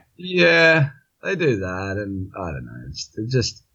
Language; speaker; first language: English; native; English